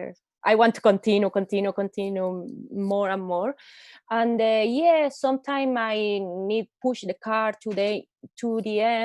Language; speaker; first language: English; non-native, learner; Spanish